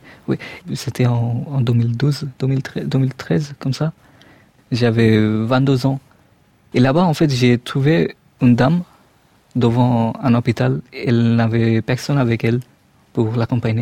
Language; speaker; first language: French; non-native, fluent; Bangla